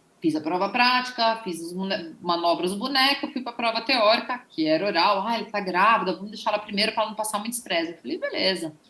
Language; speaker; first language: Portuguese; native; Portuguese